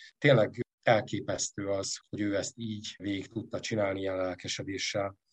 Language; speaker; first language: Hungarian; native; Hungarian